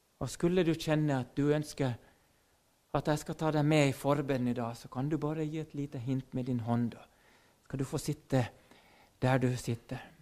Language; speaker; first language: Norwegian; non-native, fluent; Finnish